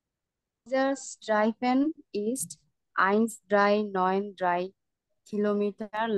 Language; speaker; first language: German; non-native, learner; Bangla